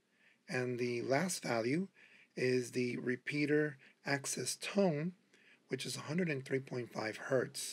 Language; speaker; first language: English; native; English